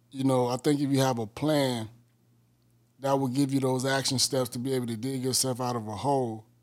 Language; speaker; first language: English; native; English